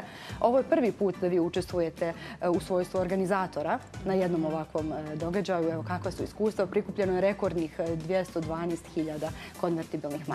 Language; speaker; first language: Croatian; native; Croatian